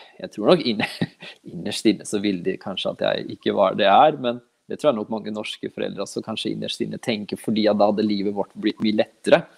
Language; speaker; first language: Norwegian; early bilingual, other home language; Urdu